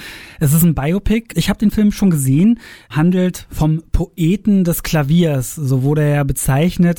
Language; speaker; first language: German; native; German